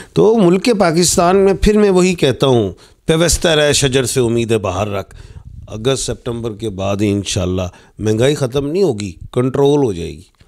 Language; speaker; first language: Urdu; non-native, local second language; Punjabi